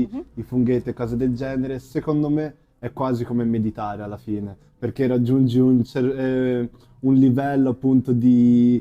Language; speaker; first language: Italian; native; Italian